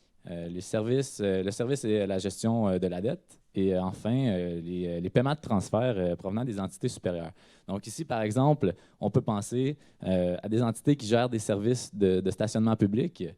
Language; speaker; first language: French; native; French